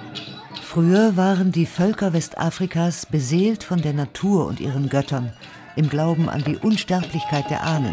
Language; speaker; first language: German; native; German